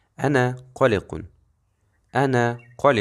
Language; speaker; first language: Arabic; non-native, fluent; Kazakh